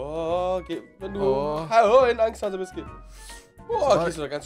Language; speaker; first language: German; native; German